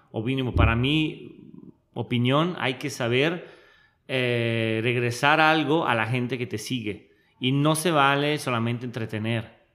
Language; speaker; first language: Spanish; non-native, fluent; Italian